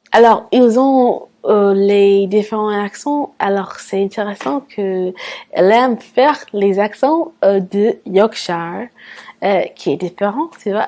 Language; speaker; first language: French; non-native, fluent; English